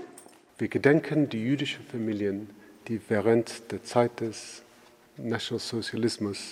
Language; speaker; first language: German; non-native, fluent; English